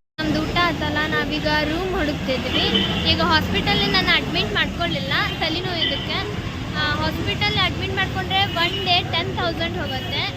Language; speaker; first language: Kannada; native; Kannada